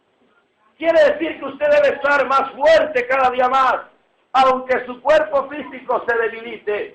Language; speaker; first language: Spanish; native; Spanish